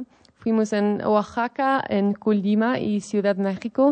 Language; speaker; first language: Spanish; non-native, learner; Dutch